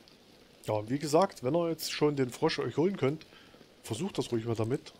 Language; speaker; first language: German; native; German